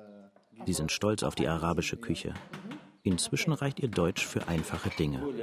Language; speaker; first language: German; native; German